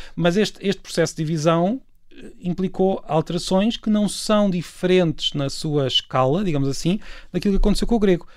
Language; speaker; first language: Portuguese; native; Portuguese